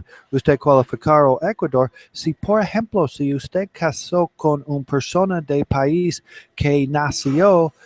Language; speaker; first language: Spanish; non-native, learner; English